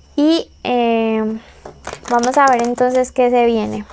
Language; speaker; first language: Spanish; native; Spanish